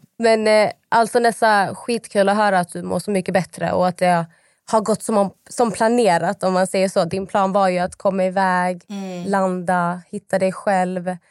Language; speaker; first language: Swedish; native; Swedish